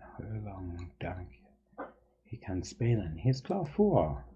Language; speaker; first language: Dutch; non-native, learner; English